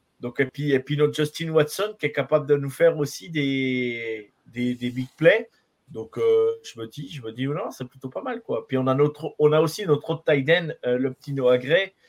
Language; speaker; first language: French; native; French